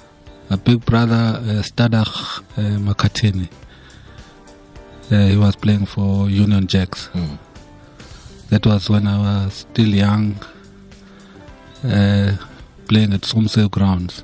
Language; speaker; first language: English; non-native, local second language; Zulu